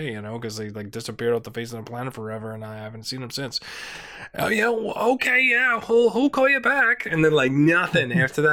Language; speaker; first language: English; native; English